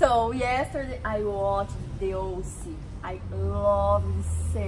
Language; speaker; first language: English; non-native, learner; Portuguese